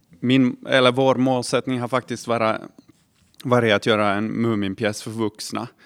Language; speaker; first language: Swedish; native; Swedish